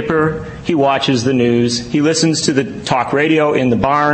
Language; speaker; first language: English; native; English